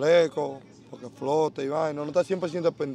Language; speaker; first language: Spanish; native; Spanish